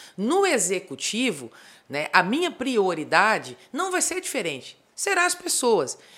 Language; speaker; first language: Portuguese; native; Portuguese